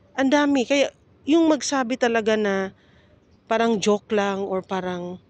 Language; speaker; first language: Filipino; native; Filipino